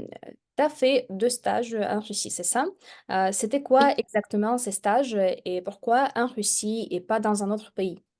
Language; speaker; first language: French; non-native, fluent; Russian